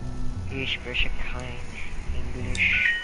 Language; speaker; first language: German; non-native, learner; English